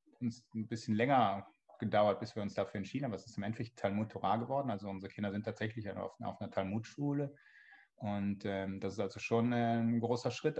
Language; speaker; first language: German; native; German